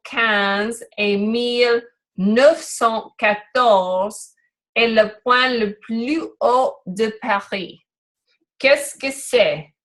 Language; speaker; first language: French; non-native, learner; English